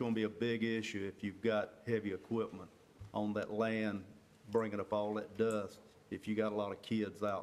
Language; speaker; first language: English; native; English